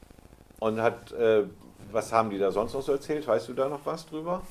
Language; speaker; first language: German; native; German